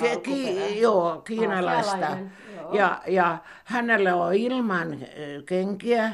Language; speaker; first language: Finnish; non-native, local second language; Swedish